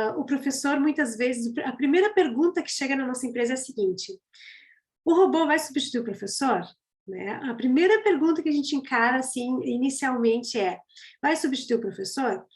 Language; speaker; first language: Portuguese; native; Portuguese